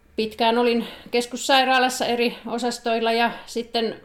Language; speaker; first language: Finnish; native; Finnish